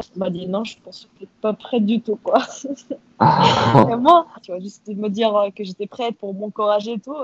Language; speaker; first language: French; non-native, local second language; Arabic